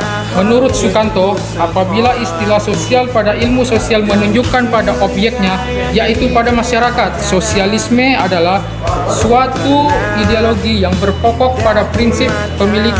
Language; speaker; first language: Indonesian; non-native, local second language; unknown